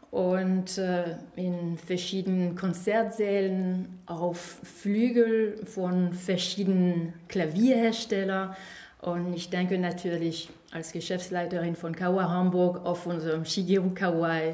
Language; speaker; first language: German; non-native, fluent; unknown